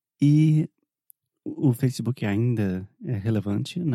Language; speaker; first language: Portuguese; non-native, fluent; English